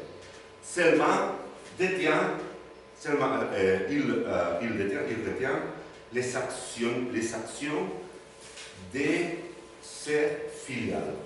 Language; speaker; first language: French; non-native, learner; Spanish